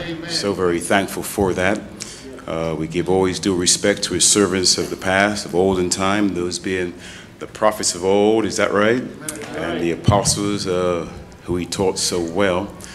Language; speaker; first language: English; native; English